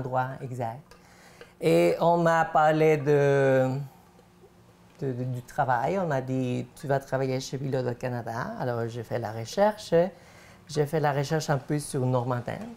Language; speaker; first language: French; non-native, fluent; Spanish